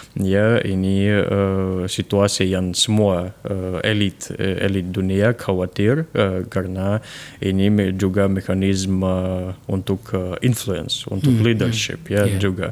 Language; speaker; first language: Indonesian; non-native, fluent; Russian